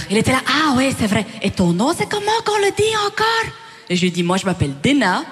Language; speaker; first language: French; early bilingual, other home language; Persian